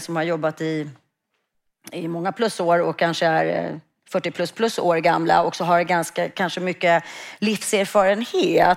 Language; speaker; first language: Swedish; native; Swedish